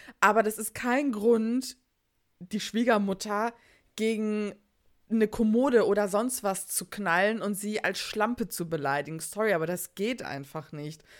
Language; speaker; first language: German; early bilingual, other home language; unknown